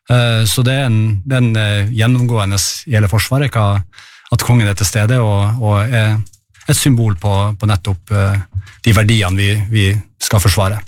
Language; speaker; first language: Norwegian; native; Norwegian